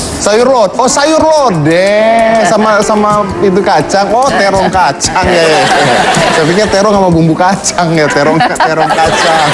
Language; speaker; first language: Indonesian; native; Indonesian